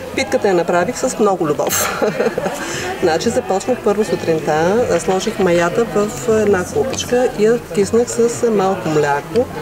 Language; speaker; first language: Bulgarian; native; Bulgarian